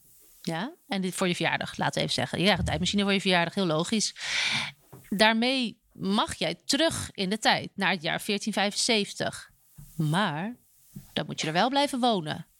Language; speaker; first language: Dutch; native; Dutch